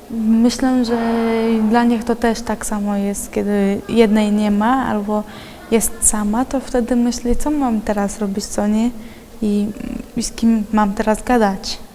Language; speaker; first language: Polish; non-native, fluent; Chechen